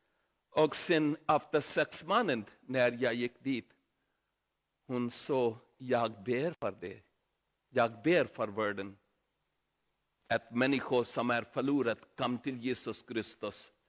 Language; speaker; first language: Swedish; non-native, learner; Urdu